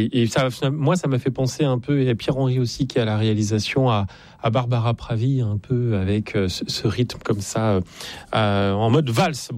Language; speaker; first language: French; native; French